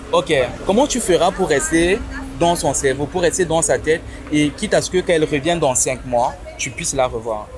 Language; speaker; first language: French; native; French